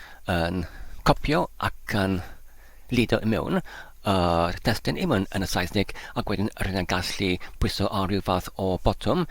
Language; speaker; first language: Welsh; non-native, learner; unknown